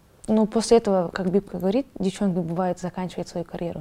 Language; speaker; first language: Russian; non-native, local second language; Kazakh